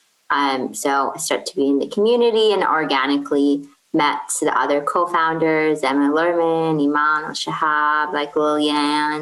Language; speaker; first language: English; non-native, fluent; Arabic